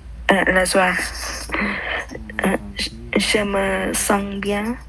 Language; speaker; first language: French; non-native, learner; Vietnamese